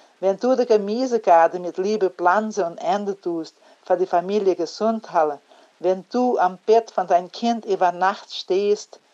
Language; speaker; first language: German; early bilingual, heritage; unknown